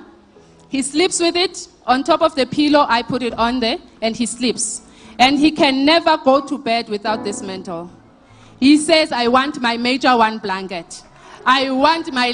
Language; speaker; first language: English; non-native, local second language; Xhosa